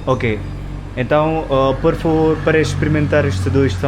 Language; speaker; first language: Portuguese; non-native, learner; Malayalam